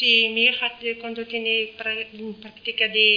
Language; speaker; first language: Spanish; non-native, learner; Arabic